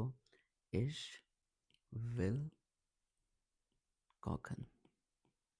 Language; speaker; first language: German; non-native, learner; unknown